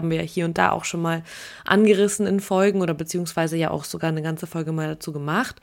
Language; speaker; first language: German; early bilingual, other home language; Russian